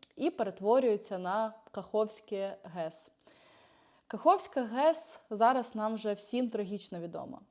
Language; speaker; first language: Ukrainian; native; Ukrainian